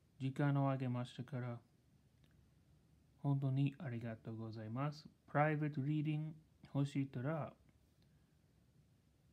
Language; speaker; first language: Japanese; non-native, learner; English